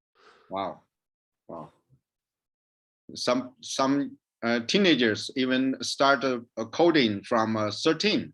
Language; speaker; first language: English; non-native, learner; Chinese